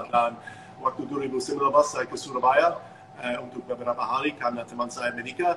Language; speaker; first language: Indonesian; non-native, fluent; English